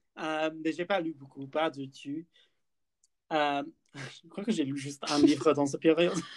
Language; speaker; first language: French; non-native, learner; English